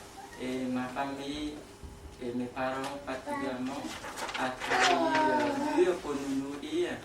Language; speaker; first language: French; non-native, fluent; Khmer